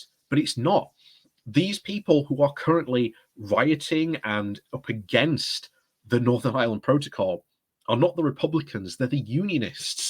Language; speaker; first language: English; native; English